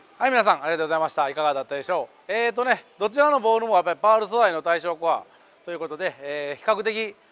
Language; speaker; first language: Japanese; native; Japanese